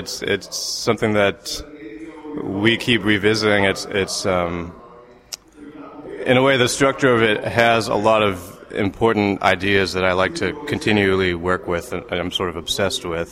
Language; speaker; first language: English; native; English